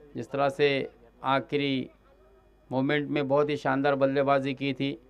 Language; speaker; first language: Hindi; non-native, local second language; Marathi